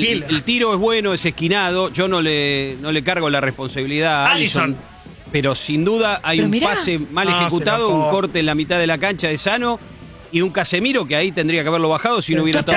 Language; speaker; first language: Spanish; native; Spanish